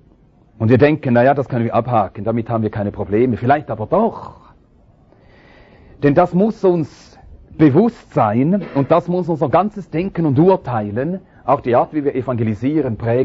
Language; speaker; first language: German; native; German